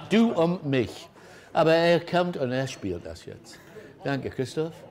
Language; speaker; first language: German; non-native, learner; English